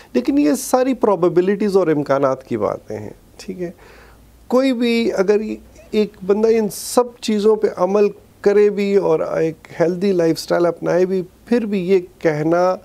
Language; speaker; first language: Urdu; non-native, local second language; Pashto